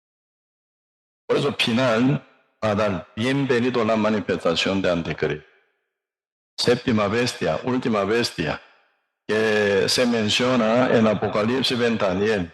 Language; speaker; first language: Spanish; non-native, learner; Korean